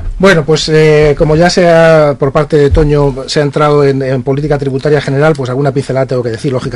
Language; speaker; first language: Spanish; native; Spanish